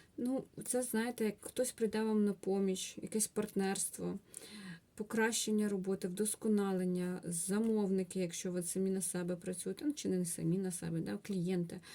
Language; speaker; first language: Ukrainian; non-native, local second language; Russian